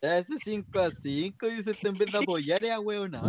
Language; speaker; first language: Spanish; native; Spanish